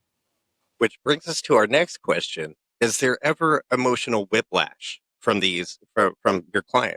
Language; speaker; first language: English; native; English